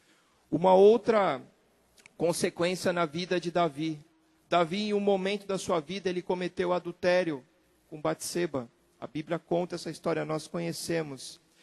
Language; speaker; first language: Portuguese; native; Portuguese